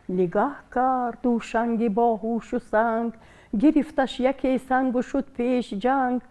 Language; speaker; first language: Tajik; non-native, local second language; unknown